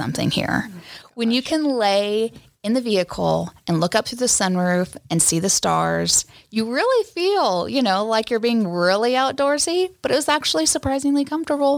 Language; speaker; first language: English; native; English